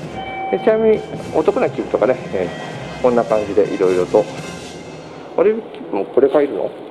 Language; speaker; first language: Japanese; native; Japanese